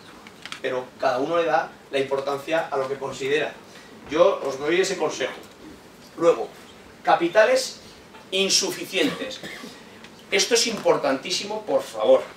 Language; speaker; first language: Spanish; native; Spanish